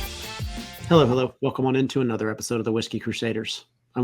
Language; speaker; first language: English; native; English